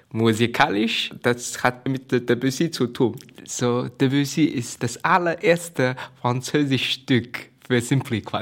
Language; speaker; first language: German; non-native, learner; Chinese